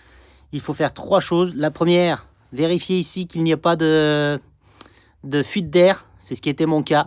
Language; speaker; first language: French; native; French